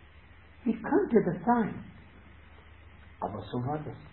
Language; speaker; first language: German; non-native, fluent; Arabic